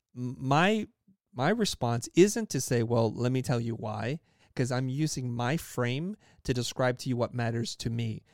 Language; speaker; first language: English; early bilingual, other home language; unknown